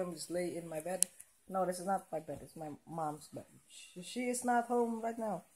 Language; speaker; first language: English; non-native, local second language; Indonesian